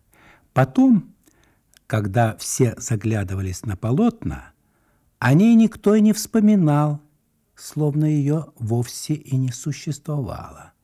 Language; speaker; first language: Russian; native; Russian